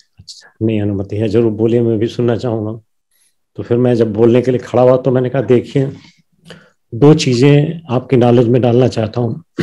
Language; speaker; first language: Hindi; native; Hindi